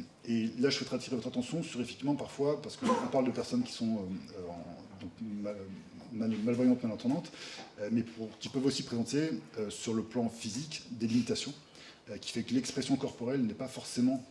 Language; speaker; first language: French; native; French